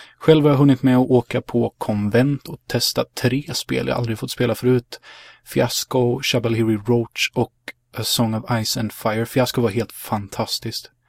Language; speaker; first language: Swedish; early bilingual, other home language; Hungarian